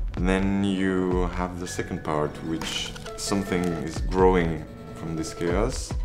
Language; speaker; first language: English; non-native, fluent; French